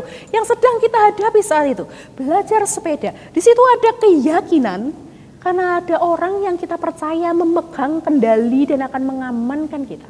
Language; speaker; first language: Indonesian; native; Indonesian